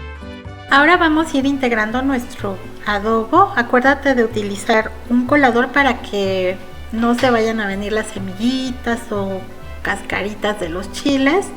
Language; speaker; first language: Spanish; native; Spanish